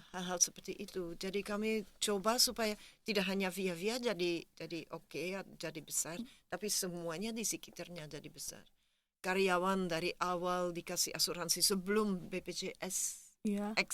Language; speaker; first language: Indonesian; non-native, fluent; Dutch